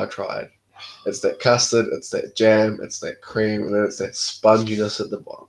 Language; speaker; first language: English; native; English